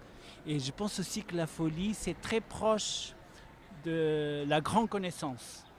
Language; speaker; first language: French; non-native, learner; Portuguese